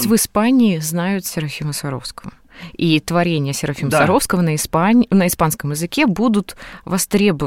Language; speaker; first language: Russian; native; Russian